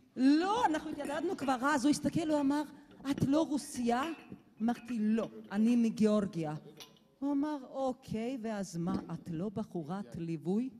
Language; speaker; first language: Hebrew; non-native, fluent; Georgian